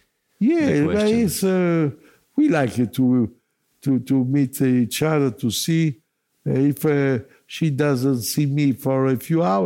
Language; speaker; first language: English; non-native, learner; Italian